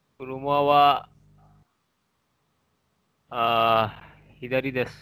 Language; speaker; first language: Japanese; non-native, learner; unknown